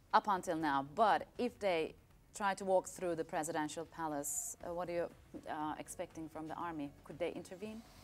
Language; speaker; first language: English; non-native, fluent; Turkish